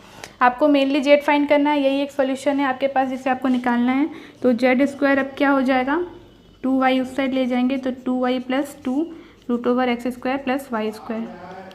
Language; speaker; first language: Hindi; native; Hindi